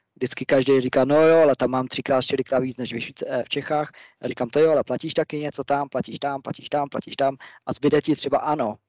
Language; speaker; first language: Czech; early bilingual, other home language; German